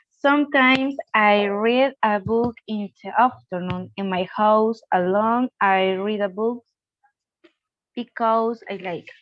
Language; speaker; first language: English; non-native, learner; Spanish